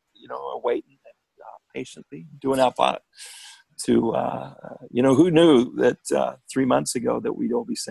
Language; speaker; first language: English; native; English